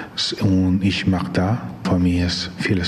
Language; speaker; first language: German; non-native, learner; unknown